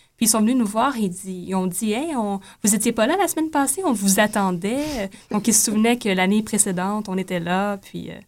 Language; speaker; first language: French; native; French